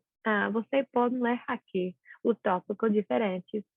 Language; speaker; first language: Portuguese; non-native, learner; English